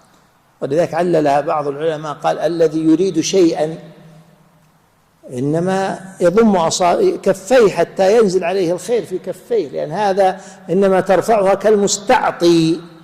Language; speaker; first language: Arabic; native; Arabic